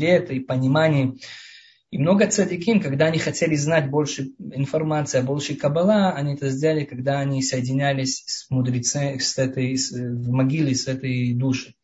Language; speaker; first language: Russian; early bilingual, heritage; Russian